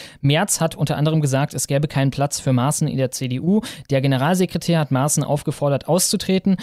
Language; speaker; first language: German; native; German